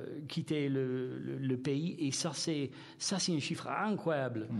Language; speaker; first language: French; non-native, fluent; English